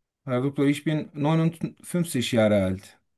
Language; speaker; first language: German; non-native, fluent; Turkish